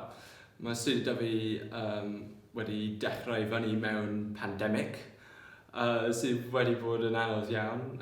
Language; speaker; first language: Welsh; non-native, local second language; English